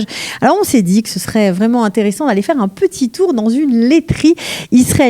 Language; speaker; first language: French; native; French